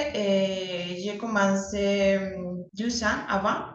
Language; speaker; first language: French; non-native, fluent; Spanish